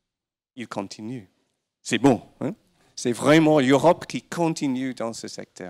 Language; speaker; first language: French; non-native, fluent; English